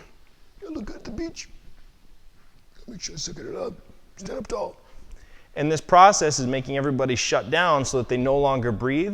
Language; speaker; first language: English; native; English